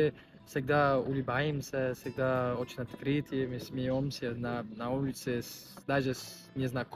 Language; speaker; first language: Russian; non-native, learner; Spanish